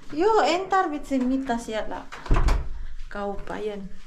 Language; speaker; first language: Finnish; non-native, learner; Filipino